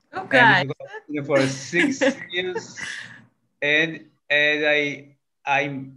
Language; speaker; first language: English; non-native, learner; Portuguese